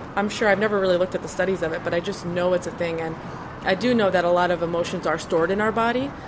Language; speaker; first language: English; native; English